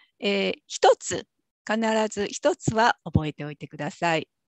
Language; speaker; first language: Japanese; native; Japanese